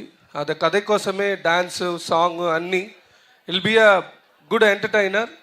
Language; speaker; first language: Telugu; non-native, learner; Tamil